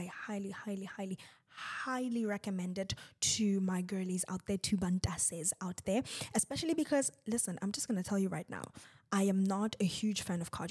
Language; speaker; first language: English; non-native, local second language; Zulu